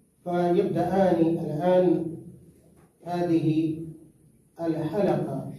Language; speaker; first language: Arabic; non-native, fluent; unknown